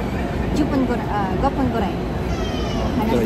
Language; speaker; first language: Japanese; non-native, learner; Filipino